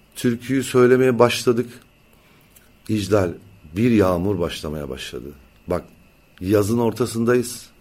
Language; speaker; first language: Turkish; native; Turkish